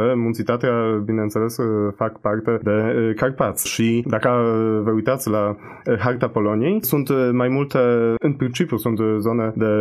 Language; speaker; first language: Romanian; non-native, fluent; Polish